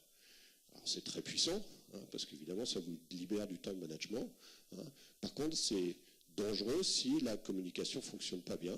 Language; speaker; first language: French; native; French